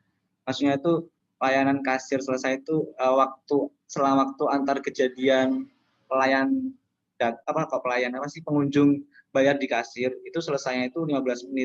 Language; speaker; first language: Indonesian; native; Indonesian